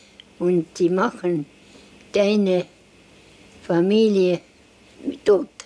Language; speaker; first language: German; non-native, learner; Estonian